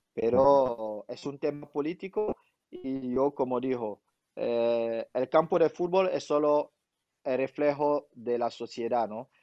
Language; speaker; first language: Spanish; non-native, fluent; French